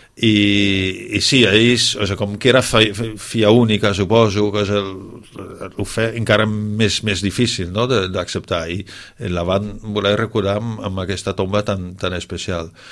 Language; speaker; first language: Catalan; non-native, fluent; Dutch